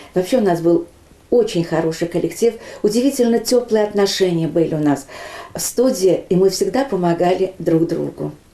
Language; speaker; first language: Russian; non-native, local second language; Chuvash